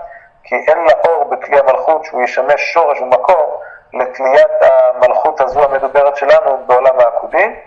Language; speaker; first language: Hebrew; native; Hebrew